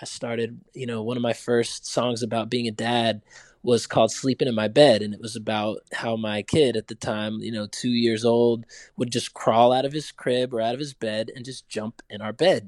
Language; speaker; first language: English; native; English